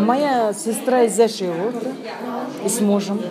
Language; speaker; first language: Russian; non-native, learner; Mongolian